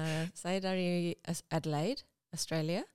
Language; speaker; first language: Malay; non-native, learner; English